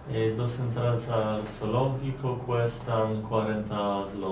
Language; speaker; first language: Spanish; non-native, learner; Polish